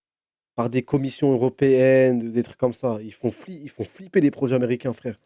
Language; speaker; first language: French; native; French